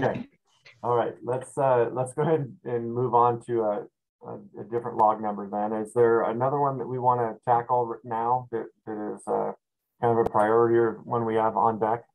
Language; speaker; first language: English; native; English